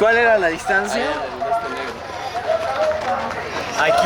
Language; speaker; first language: Spanish; native; Spanish